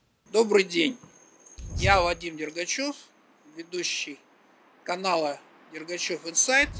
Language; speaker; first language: Russian; native; Russian